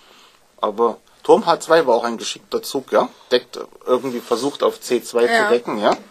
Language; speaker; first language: German; native; German